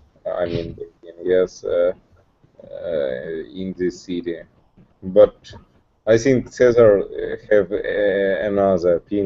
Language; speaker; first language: English; non-native, learner; Russian